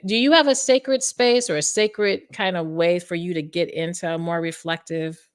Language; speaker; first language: English; native; English